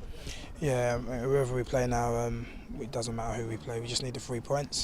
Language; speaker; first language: English; native; English